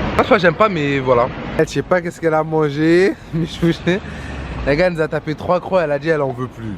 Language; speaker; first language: French; native; French